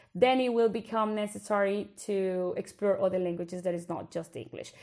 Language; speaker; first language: English; non-native, fluent; Spanish